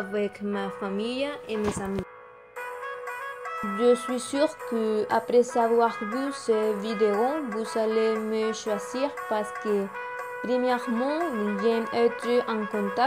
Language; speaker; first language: French; non-native, learner; Spanish